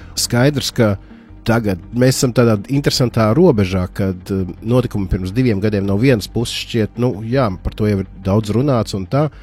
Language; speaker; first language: Latvian; native; Latvian